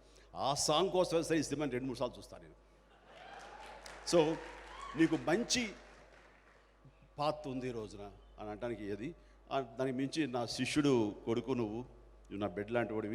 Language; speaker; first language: Telugu; native; Telugu